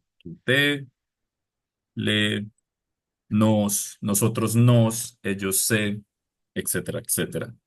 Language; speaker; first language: Spanish; non-native, fluent; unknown